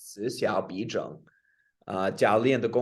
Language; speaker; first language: Chinese; non-native, fluent; English